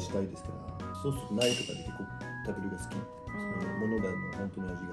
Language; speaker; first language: Japanese; non-native, learner; French